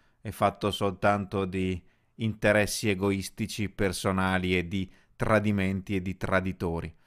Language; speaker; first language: Italian; native; Italian